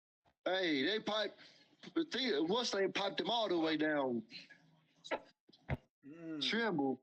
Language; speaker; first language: English; native; English